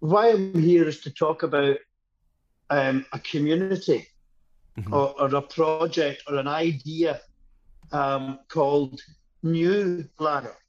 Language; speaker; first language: English; native; English